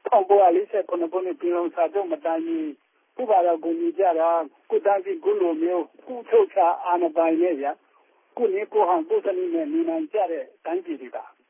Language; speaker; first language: Burmese; non-native, local second language; Tedim Chin